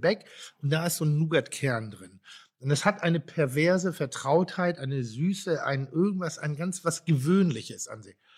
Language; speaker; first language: German; native; German